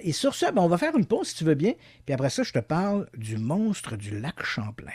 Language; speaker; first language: French; native; French